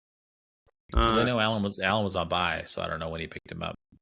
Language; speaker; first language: English; native; English